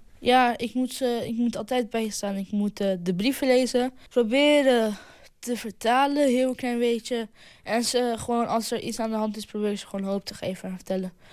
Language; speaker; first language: Dutch; early bilingual, other home language; Arabic